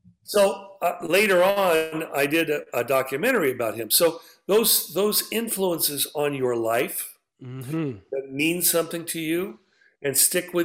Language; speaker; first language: English; native; English